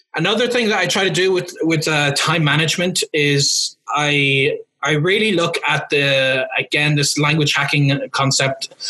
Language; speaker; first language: English; native; English